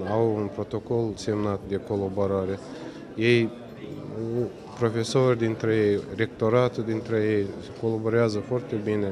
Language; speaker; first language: Romanian; non-native, fluent; Turkmen